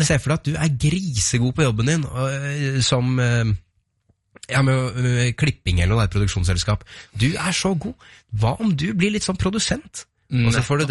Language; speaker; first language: Norwegian; native; Norwegian